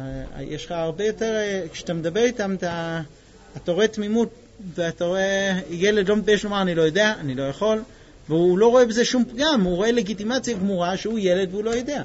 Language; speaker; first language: Hebrew; native; Hebrew